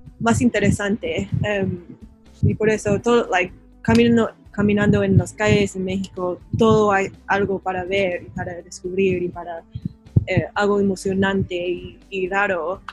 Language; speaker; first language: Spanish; non-native, learner; English